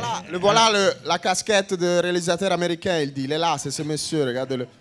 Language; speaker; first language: French; non-native, learner; Italian